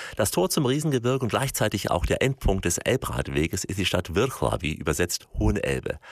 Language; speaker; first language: German; native; German